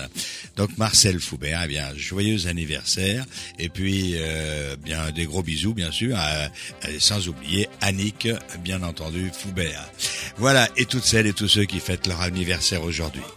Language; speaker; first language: French; native; French